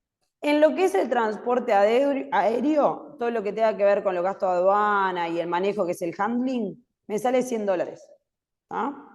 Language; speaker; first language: Spanish; native; Spanish